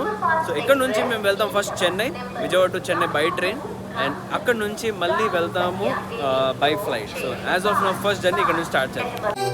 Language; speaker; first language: Telugu; native; Telugu